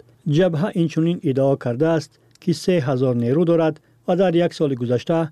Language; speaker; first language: Persian; native; Persian